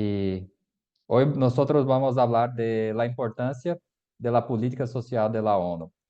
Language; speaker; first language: Spanish; non-native, fluent; Portuguese